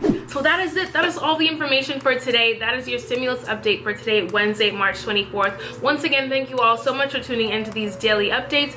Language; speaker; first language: English; native; English